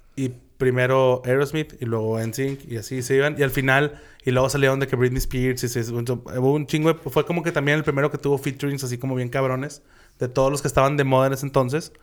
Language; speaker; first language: Spanish; native; Spanish